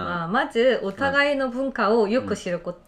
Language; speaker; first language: Japanese; non-native, fluent; Korean